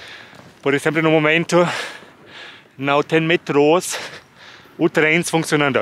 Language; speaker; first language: Portuguese; non-native, fluent; German